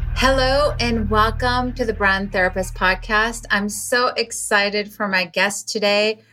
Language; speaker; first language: English; non-native, fluent; Spanish